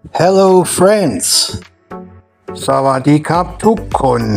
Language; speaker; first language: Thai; non-native, fluent; German